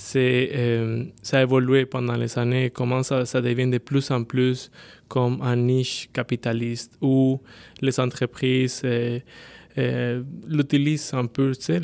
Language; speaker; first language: French; non-native, fluent; Spanish